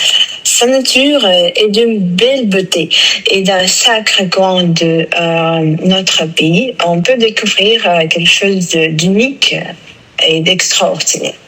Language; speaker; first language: French; non-native, fluent; Russian